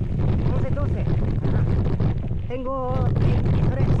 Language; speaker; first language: Spanish; non-native, learner; Japanese